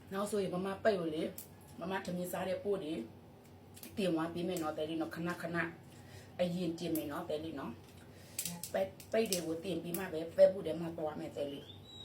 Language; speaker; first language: Burmese; non-native, local second language; Pa'o Karen